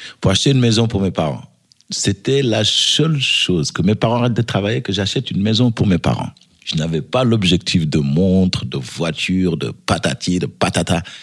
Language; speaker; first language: French; early bilingual, other home language; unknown